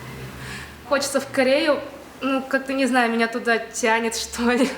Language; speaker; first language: Russian; native; Russian